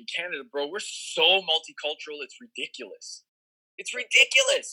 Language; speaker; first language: English; native; English